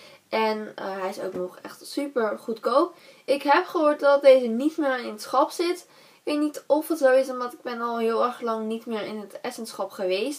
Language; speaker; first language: Dutch; native; Dutch